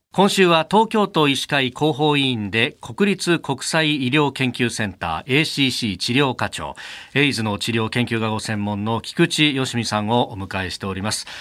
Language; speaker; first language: Japanese; native; Japanese